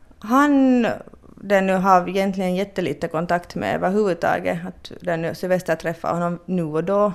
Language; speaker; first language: Swedish; native; Swedish